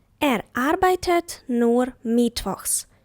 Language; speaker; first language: German; non-native, fluent; Ukrainian